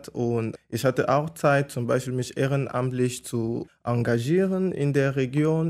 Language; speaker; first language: German; non-native, fluent; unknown